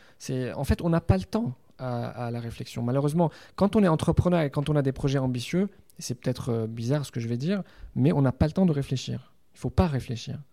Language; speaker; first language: French; non-native, local second language; Arabic